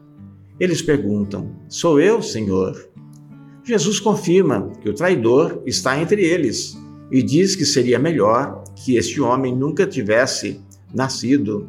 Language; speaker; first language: Portuguese; native; Portuguese